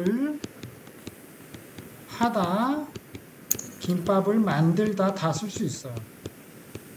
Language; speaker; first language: Korean; native; Korean